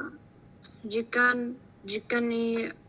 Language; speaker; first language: Japanese; non-native, learner; Spanish